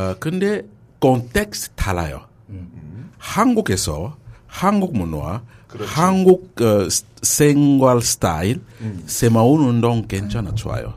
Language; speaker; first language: Korean; non-native, learner; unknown